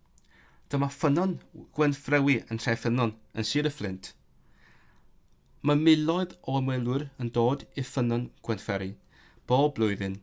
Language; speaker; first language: Welsh; non-native, learner; Cantonese